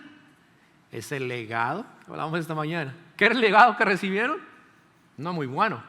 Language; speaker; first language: Spanish; native; Spanish